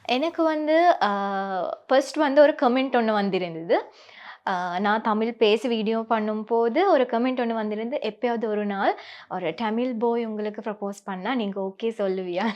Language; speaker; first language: Tamil; non-native, local second language; Sinhala